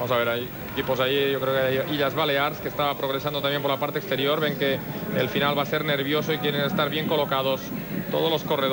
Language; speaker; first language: Spanish; native; Spanish